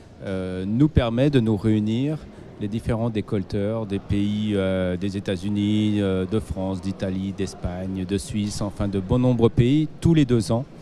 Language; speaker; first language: French; native; French